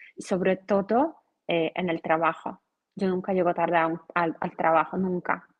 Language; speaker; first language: Spanish; non-native, fluent; Polish